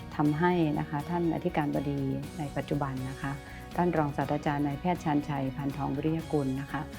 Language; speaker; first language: Thai; native; Thai